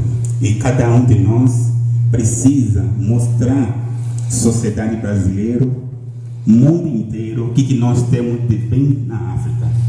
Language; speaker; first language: Portuguese; non-native, learner; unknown